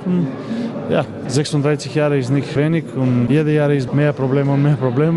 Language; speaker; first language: German; non-native, learner; Macedonian